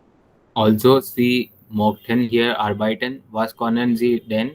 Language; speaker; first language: German; non-native, learner; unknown